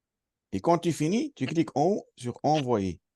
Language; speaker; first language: French; non-native, fluent; Arabic